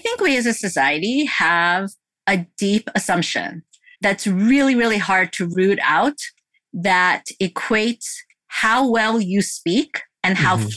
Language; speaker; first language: English; early bilingual, other home language; Korean